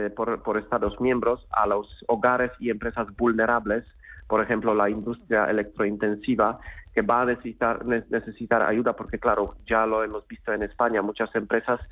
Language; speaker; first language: Spanish; non-native, fluent; Polish